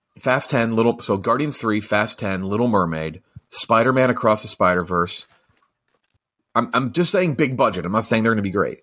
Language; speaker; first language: English; native; English